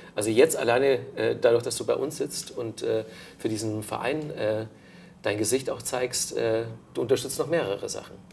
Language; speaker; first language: German; native; German